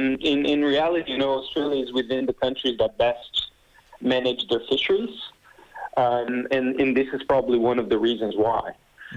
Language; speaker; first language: English; non-native, fluent; Portuguese